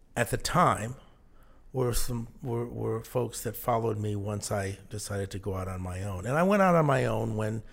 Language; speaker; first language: English; native; English